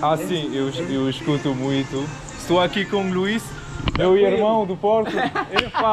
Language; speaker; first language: Portuguese; non-native, learner; French